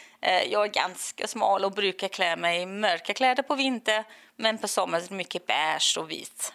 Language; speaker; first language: Swedish; non-native, fluent; English